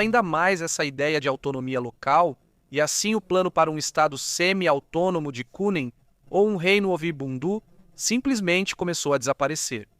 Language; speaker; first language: Portuguese; native; Portuguese